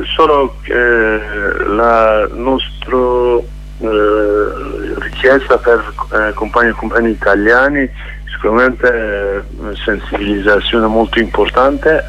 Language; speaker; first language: Italian; non-native, learner; Kurdish